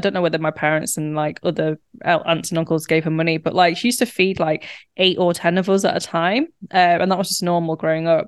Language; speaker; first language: English; native; English